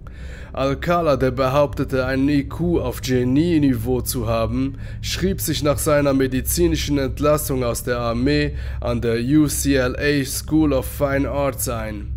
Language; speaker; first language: German; native; German